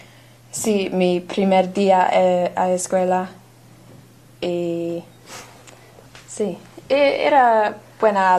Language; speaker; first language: Spanish; non-native, learner; English